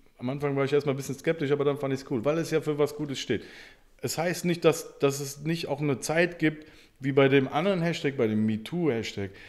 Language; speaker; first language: German; native; German